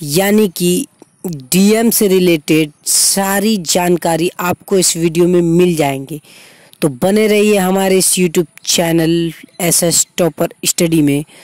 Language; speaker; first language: Hindi; native; Hindi